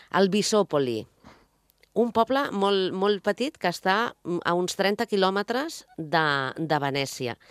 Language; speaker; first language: Catalan; native; Catalan